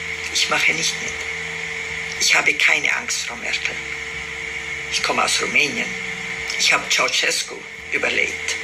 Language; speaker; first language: German; non-native, fluent; Romanian